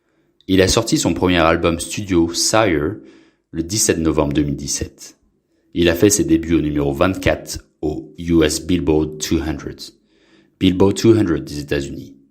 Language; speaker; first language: French; non-native, local second language; Haitian Creole